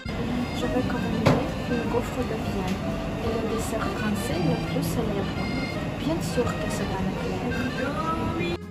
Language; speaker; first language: French; non-native, learner; Russian